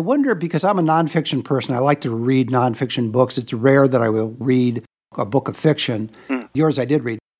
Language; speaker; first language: English; native; English